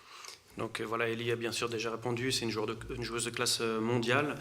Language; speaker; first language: French; native; French